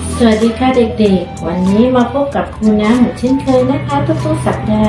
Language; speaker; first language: Thai; native; Thai